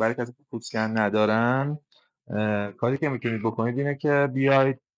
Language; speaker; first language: Persian; native; Persian